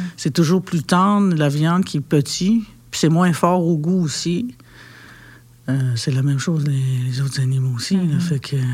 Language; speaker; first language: French; non-native, local second language; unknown